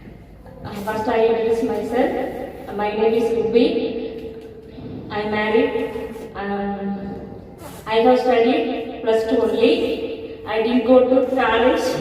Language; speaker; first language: English; non-native, learner; Tamil